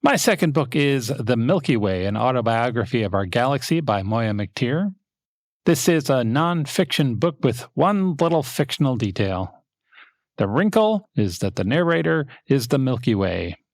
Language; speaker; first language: English; native; English